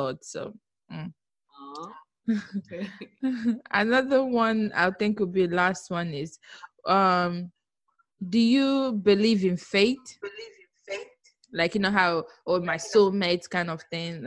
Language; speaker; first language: English; non-native, local second language; Igbo